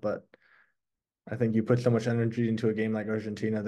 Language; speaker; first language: English; early bilingual, other home language; Persian